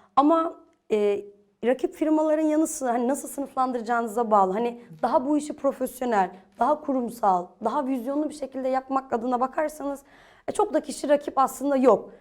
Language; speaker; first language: Turkish; native; Turkish